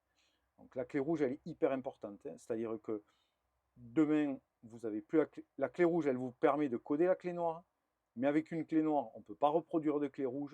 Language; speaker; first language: French; native; French